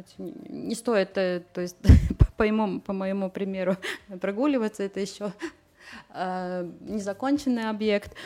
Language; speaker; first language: Russian; non-native, local second language; Latvian